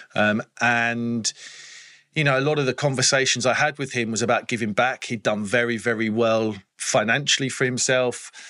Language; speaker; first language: English; native; English